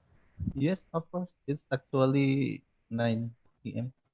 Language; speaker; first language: English; non-native, learner; Indonesian